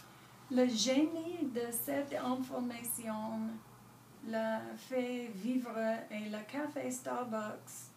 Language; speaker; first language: French; non-native, learner; English